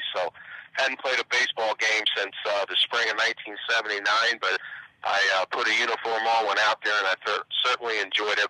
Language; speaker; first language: English; native; English